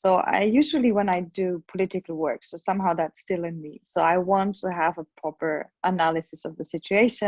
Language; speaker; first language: English; non-native, fluent; German